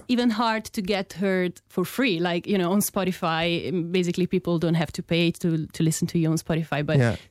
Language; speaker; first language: English; non-native, fluent; Italian